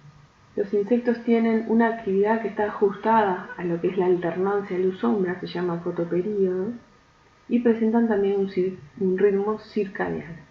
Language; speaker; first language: Spanish; native; Spanish